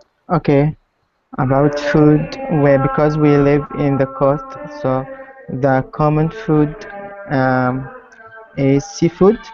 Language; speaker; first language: English; non-native, learner; Arabic